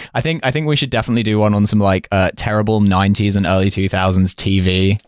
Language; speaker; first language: English; native; English